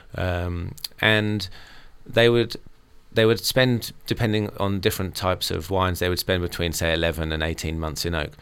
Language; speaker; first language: English; native; English